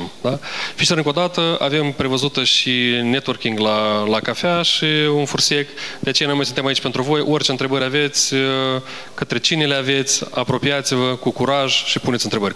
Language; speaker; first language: Romanian; native; Romanian